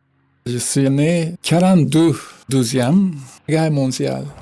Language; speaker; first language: French; non-native, fluent; Japanese